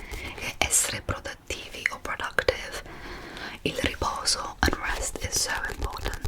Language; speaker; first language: Italian; non-native, fluent; English